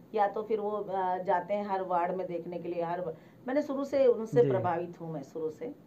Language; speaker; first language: Hindi; native; Hindi